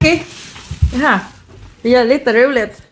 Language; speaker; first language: Swedish; non-native, learner; Vietnamese